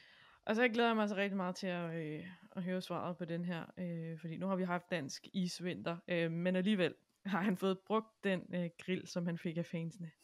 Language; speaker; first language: Danish; native; Danish